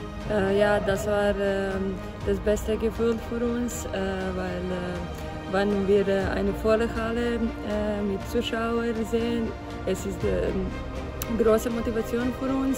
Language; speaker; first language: German; non-native, learner; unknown